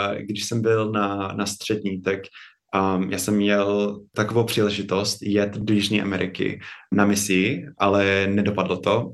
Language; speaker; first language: Czech; non-native, fluent; English